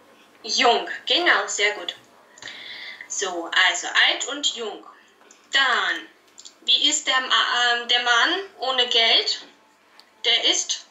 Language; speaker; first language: German; native; German